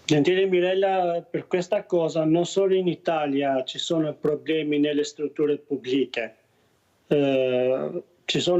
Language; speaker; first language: Italian; non-native, learner; Albanian